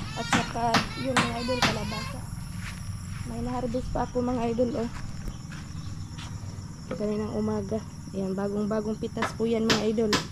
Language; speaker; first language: Filipino; native; Filipino